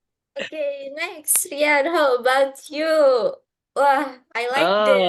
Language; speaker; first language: English; non-native, learner; Indonesian